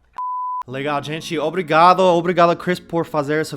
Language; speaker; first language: Portuguese; non-native, fluent; English